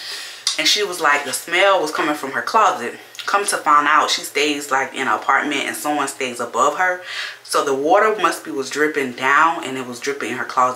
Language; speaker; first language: English; native; English